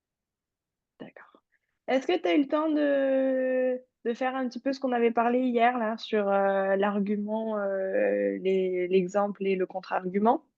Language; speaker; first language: French; native; French